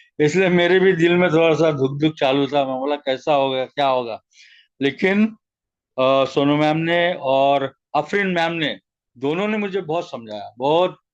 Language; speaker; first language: Hindi; non-native, local second language; Marathi